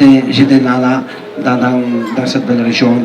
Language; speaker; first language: French; non-native, learner; Italian